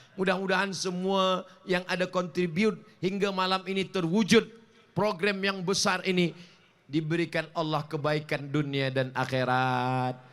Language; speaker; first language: Malay; native; Malay